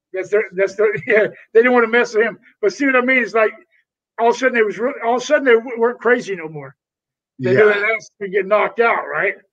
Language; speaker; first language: English; native; English